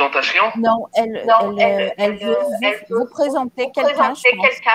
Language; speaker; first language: French; non-native, fluent; Portuguese